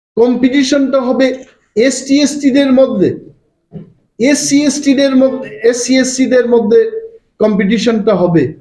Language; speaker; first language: Bangla; non-native, local second language; Kok Borok